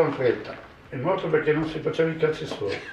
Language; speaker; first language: Italian; native; Italian